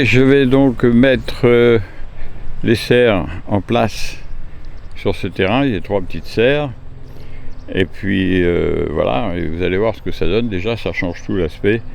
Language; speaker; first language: French; native; French